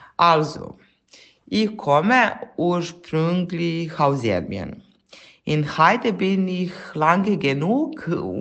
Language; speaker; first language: German; non-native, fluent; Serbian